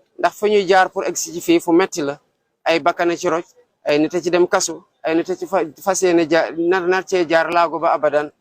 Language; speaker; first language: Wolof; non-native, local second language; Serer